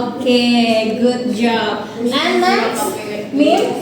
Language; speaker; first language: English; non-native, learner; Indonesian